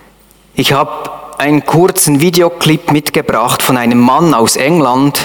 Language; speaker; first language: German; native; German